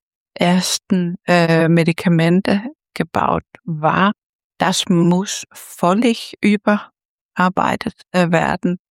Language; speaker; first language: German; non-native, fluent; Danish